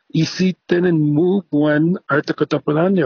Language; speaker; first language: Spanish; early bilingual, heritage; Spanish